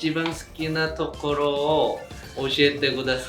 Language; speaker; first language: Japanese; non-native, learner; Korean